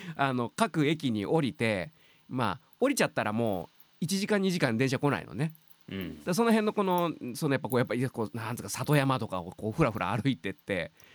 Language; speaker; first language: Japanese; native; Japanese